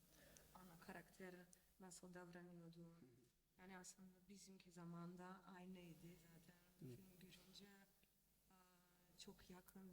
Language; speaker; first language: Turkish; non-native, learner; Macedonian